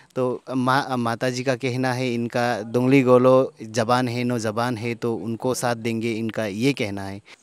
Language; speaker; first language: Hindi; non-native, local second language; Nyishi